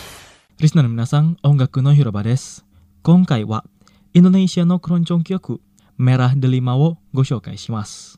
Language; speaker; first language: Japanese; non-native, fluent; Indonesian